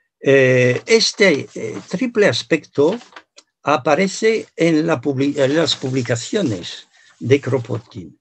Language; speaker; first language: Spanish; non-native, fluent; French